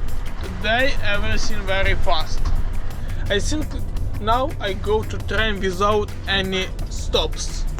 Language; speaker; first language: English; non-native, learner; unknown